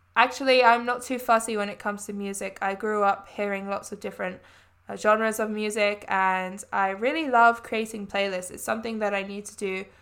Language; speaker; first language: English; native; English